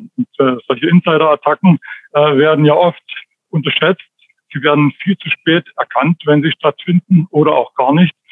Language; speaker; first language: German; native; German